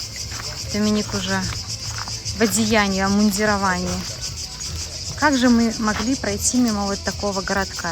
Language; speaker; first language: Russian; native; Russian